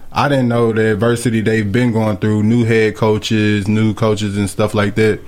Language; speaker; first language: English; native; English